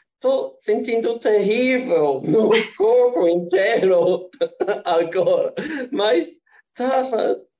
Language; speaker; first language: Portuguese; non-native, fluent; English